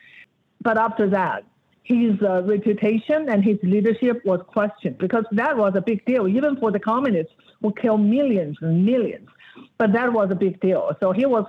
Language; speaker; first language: English; non-native, fluent; Chinese